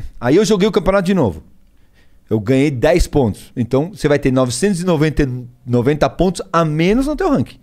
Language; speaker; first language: Portuguese; early bilingual, other home language; Spanish